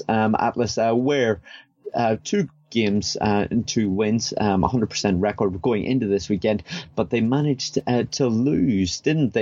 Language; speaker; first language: English; native; English